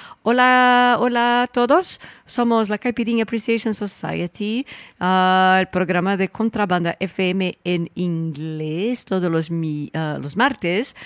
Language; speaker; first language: Spanish; non-native, learner; Portuguese